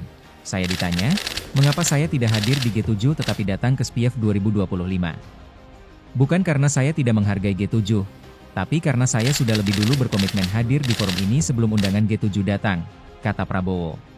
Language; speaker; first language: Indonesian; native; Indonesian